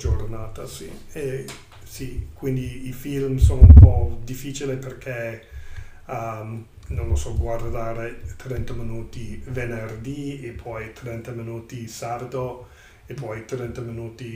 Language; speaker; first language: Italian; non-native, learner; English